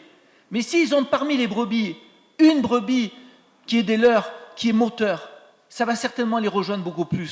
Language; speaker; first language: French; native; French